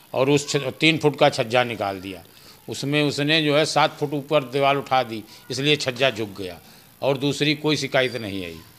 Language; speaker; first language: Hindi; native; Hindi